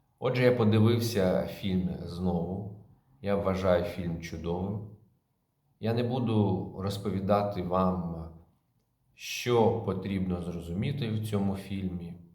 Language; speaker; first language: Ukrainian; native; Ukrainian